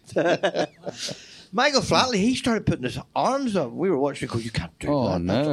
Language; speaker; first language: English; native; English